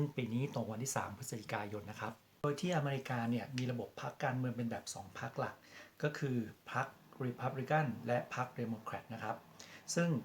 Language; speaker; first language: Thai; native; Thai